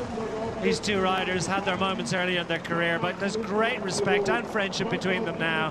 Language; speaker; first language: English; native; English